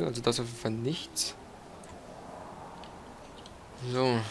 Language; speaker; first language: German; native; German